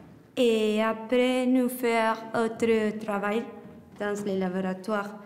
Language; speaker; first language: French; non-native, learner; Spanish